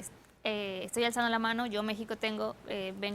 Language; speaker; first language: Spanish; native; Spanish